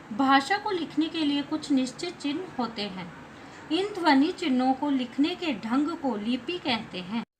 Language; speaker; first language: Hindi; native; Hindi